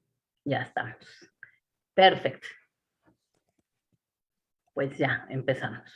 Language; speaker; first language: Spanish; native; Spanish